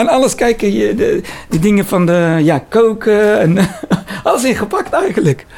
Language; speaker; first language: Dutch; non-native, learner; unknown